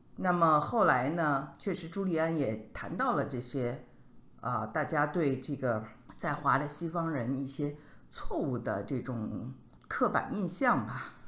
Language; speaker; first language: Chinese; native; Chinese